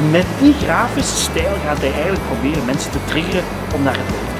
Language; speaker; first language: Dutch; native; Dutch